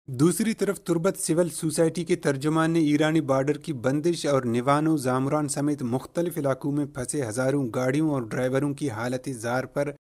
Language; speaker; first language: Urdu; non-native, local second language; Baluchi